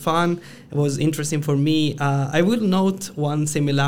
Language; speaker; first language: English; non-native, fluent; Italian